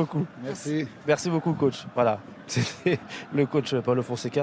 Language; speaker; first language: French; native; French